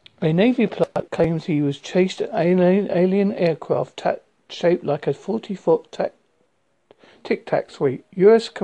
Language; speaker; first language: English; native; English